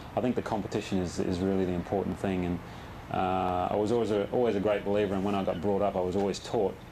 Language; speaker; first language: English; native; English